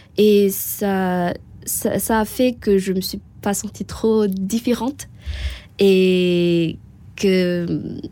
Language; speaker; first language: French; non-native, local second language; Malagasy